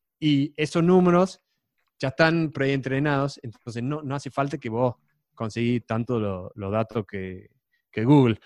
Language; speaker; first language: Spanish; non-native, fluent; English